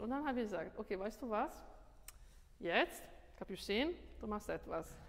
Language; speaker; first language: German; non-native, fluent; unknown